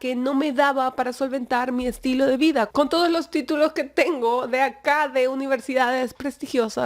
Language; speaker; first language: Spanish; native; Spanish